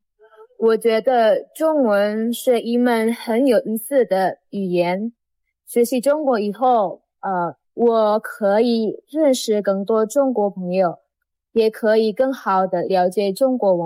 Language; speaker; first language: Chinese; non-native, fluent; Indonesian